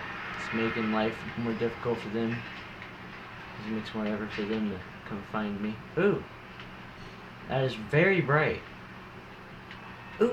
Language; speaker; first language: English; native; English